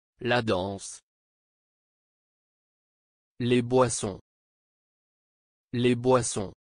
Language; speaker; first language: French; non-native, fluent; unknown